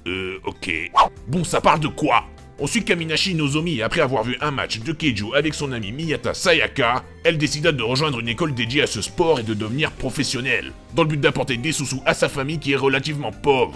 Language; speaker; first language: French; native; French